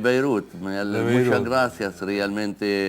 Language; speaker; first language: Spanish; non-native, fluent; Arabic